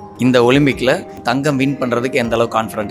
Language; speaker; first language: Tamil; native; Tamil